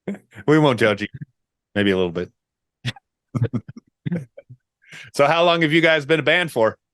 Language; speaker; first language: English; native; English